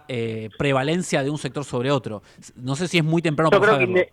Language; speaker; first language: Spanish; native; Spanish